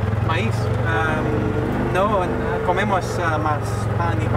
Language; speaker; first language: Spanish; non-native, learner; English